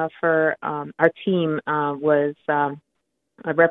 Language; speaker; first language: English; native; English